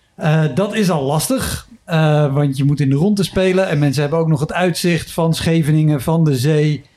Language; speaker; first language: Dutch; native; Dutch